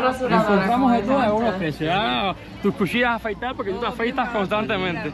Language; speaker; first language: Spanish; native; Spanish